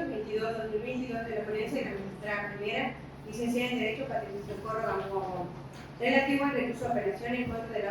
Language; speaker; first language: Spanish; native; Spanish